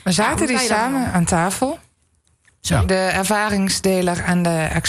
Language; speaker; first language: Dutch; native; Dutch